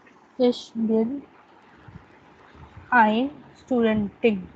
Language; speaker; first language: German; non-native, learner; Hindi